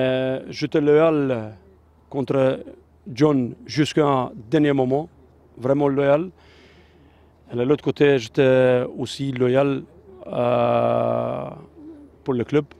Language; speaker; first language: French; non-native, learner; Albanian